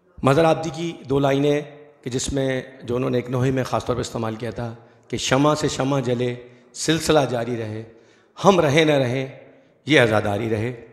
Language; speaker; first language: Urdu; native; Urdu